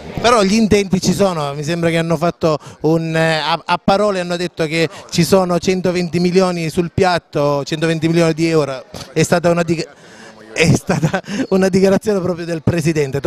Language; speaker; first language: Italian; native; Italian